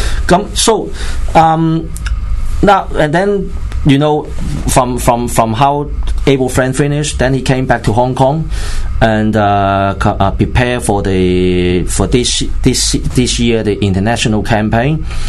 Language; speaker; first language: English; non-native, local second language; Cantonese